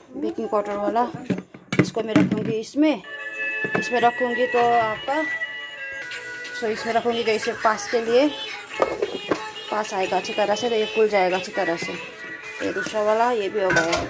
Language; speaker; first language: Hindi; non-native, local second language; Nepali